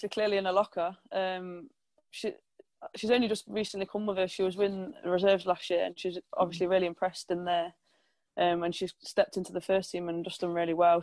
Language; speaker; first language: English; native; English